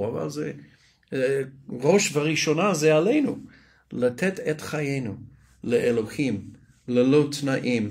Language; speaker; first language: Hebrew; non-native, fluent; English